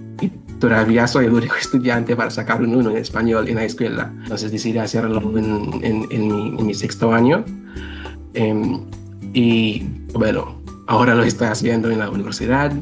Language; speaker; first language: Spanish; non-native, fluent; English